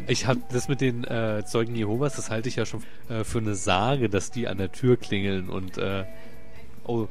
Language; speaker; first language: German; native; German